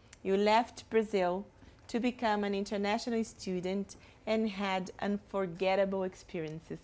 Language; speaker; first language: English; non-native, fluent; Portuguese